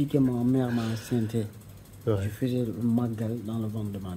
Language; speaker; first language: French; non-native, local second language; Wolof